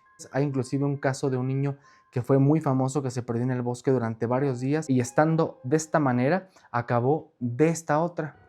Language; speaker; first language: Spanish; native; Spanish